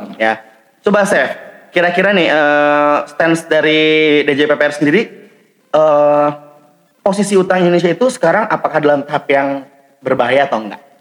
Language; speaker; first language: Indonesian; native; Indonesian